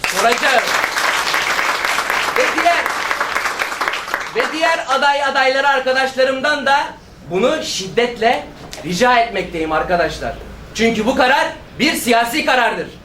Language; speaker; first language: Turkish; native; Turkish